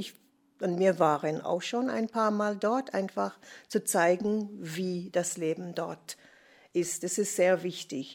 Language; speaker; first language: German; non-native, fluent; English